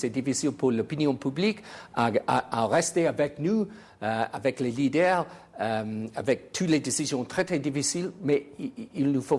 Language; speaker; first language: French; non-native, fluent; English